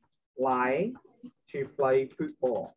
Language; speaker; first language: English; non-native, fluent; Vietnamese